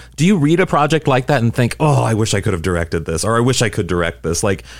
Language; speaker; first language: English; native; English